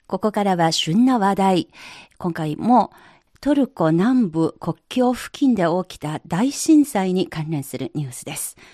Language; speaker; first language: Japanese; non-native, fluent; Chinese